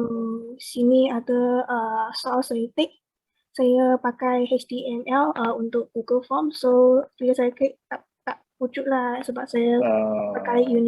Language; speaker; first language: Malay; native; Malay